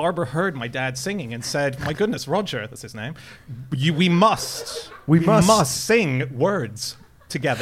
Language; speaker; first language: English; native; English